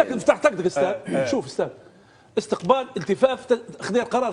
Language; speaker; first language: Arabic; native; Arabic